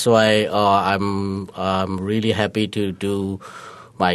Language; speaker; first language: English; non-native, learner; Burmese